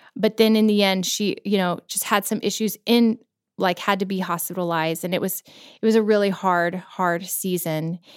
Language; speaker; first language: English; native; English